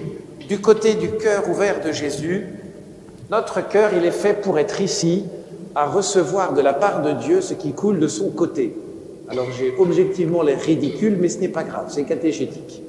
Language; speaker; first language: French; native; French